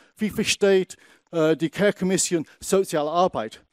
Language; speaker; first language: German; non-native, fluent; English